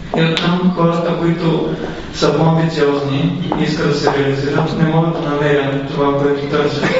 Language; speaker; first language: Bulgarian; native; Bulgarian